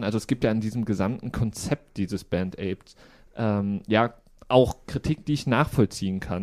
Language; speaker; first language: German; native; German